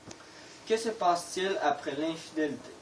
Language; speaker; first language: French; native; French